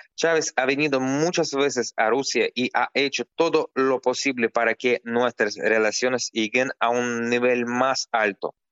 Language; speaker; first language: Spanish; non-native, fluent; Russian